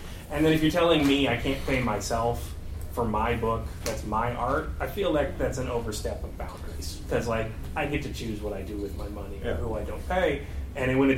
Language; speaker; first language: English; native; English